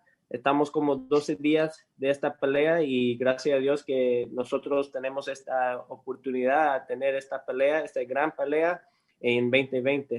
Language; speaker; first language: Spanish; early bilingual, heritage; English